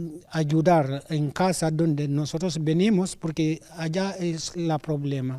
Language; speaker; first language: Spanish; non-native, learner; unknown